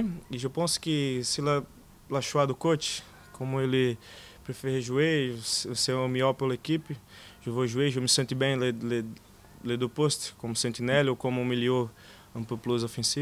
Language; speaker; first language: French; non-native, learner; Portuguese